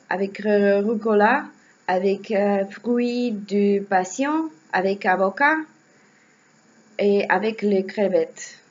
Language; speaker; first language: French; non-native, learner; Russian